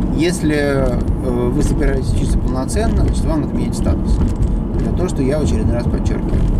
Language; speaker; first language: Russian; native; Russian